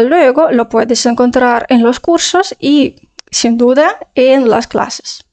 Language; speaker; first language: Spanish; non-native, fluent; Russian